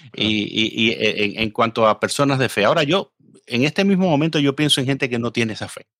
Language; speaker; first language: Spanish; native; Spanish